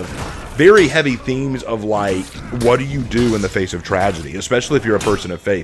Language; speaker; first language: English; native; English